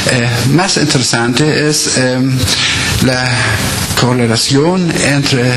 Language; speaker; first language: Spanish; non-native, learner; German